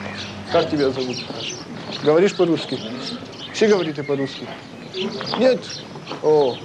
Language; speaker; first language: Russian; non-native, learner; French